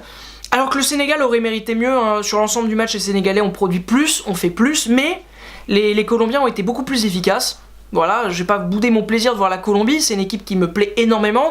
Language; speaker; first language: French; native; French